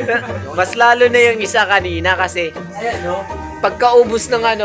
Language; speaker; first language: Filipino; native; Filipino